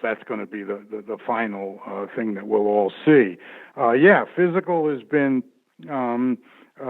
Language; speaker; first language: English; native; English